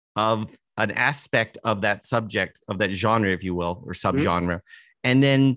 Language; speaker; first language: English; native; English